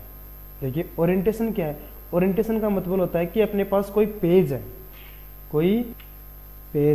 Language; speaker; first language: Hindi; native; Hindi